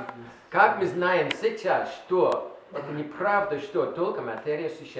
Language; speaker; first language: Russian; non-native, learner; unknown